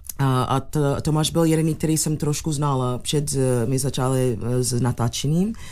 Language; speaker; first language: Czech; non-native, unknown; English